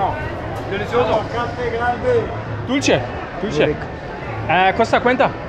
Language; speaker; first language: Spanish; non-native, learner; German